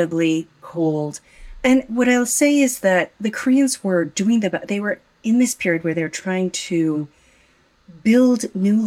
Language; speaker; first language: English; native; English